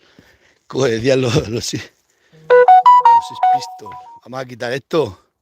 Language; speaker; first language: Spanish; native; Spanish